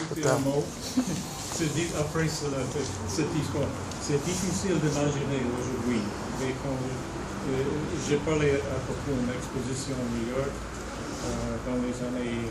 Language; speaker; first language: French; non-native, fluent; English